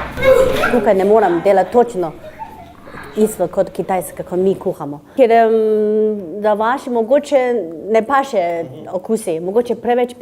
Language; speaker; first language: Slovenian; non-native, learner; Chinese